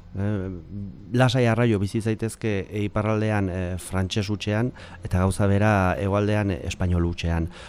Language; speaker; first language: Basque; native; Basque